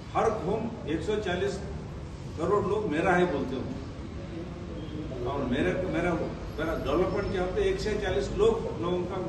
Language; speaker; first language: Hindi; non-native, local second language; Kannada